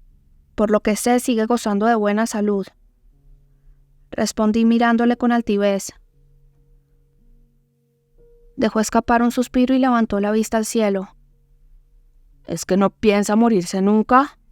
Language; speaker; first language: Spanish; native; Spanish